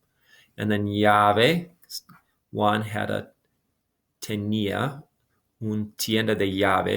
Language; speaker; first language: Spanish; non-native, fluent; English